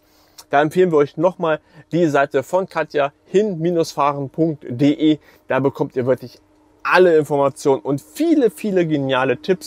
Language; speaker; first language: German; native; German